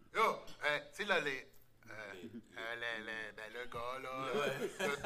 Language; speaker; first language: French; native; French